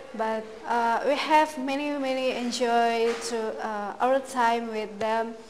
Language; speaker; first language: English; non-native, learner; Indonesian